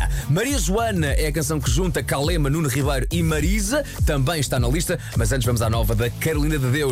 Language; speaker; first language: Portuguese; native; Portuguese